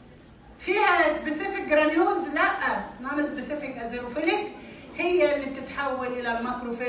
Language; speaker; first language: Arabic; native; Arabic